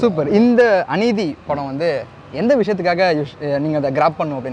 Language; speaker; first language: Tamil; native; Tamil